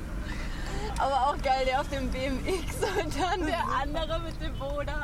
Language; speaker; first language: German; native; German